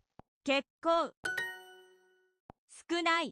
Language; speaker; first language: Japanese; non-native, learner; English